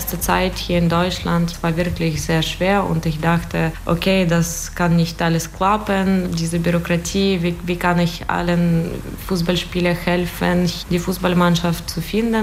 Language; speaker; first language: German; non-native, fluent; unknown